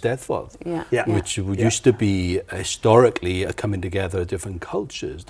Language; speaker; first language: English; native; English